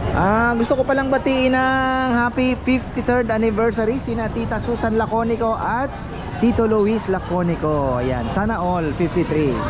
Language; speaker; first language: Filipino; native; Filipino